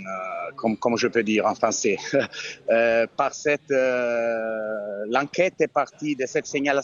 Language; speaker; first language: French; non-native, fluent; Italian